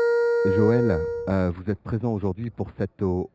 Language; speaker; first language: French; native; French